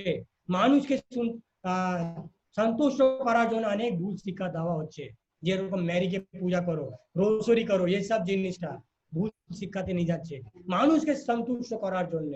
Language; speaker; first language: Bangla; non-native, learner; Hindi